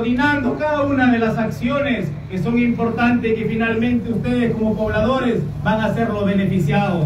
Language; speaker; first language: Spanish; native; Spanish